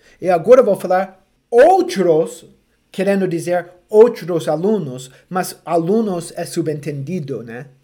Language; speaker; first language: Portuguese; non-native, fluent; English